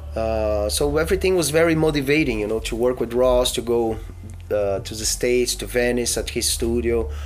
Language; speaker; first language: English; non-native, fluent; Portuguese